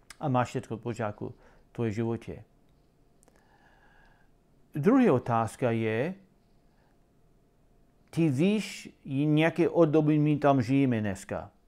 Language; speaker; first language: Czech; non-native, learner; English